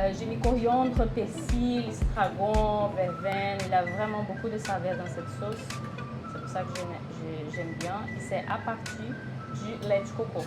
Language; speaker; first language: French; non-native, fluent; Portuguese